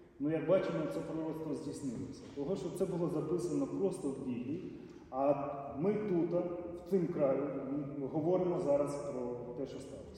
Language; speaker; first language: Polish; non-native, learner; Ukrainian